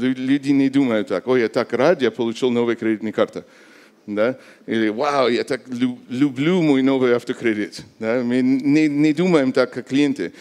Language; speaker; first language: Russian; non-native, fluent; English